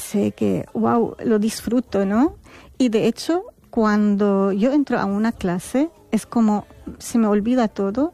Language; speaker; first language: Spanish; non-native, fluent; Arabic